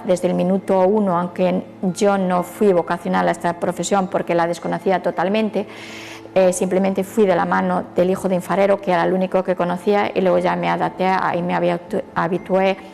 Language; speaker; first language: Spanish; native; Spanish